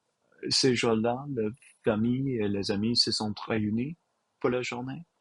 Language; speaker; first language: French; non-native, learner; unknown